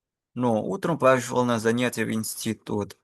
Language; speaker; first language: Russian; non-native, fluent; Indonesian